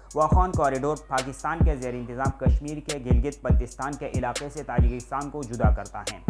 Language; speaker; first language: Urdu; non-native, local second language; Pashto